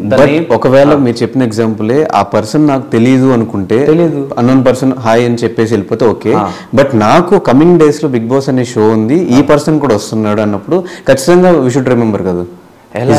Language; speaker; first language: Telugu; native; Telugu